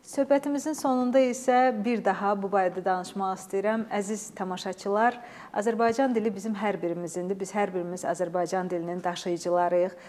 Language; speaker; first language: Azerbaijani; native; Azerbaijani